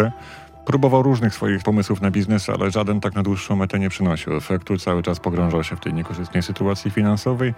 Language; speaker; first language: Polish; native; Polish